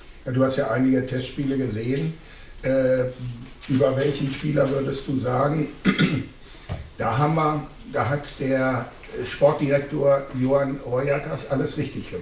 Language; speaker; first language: German; native; German